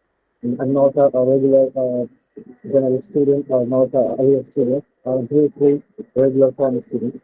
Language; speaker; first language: English; non-native, learner; Bangla